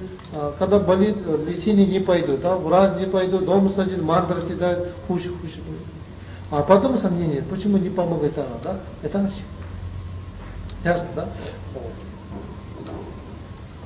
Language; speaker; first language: Russian; non-native, learner; Tibetan